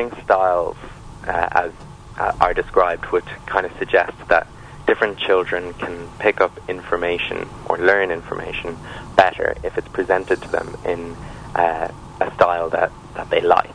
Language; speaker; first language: English; native; English